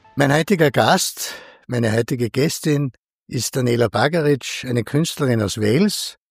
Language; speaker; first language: German; native; German